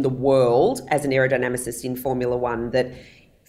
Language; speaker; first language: English; native; English